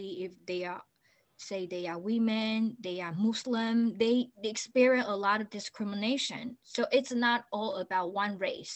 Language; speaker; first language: English; non-native, fluent; Chinese